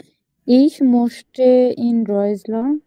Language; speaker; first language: German; non-native, learner; Bangla